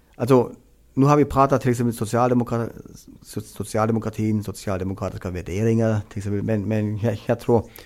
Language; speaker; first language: Swedish; non-native, fluent; German